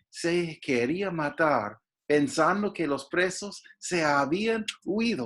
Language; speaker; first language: Spanish; non-native, fluent; English